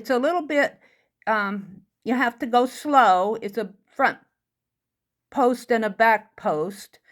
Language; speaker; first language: English; native; English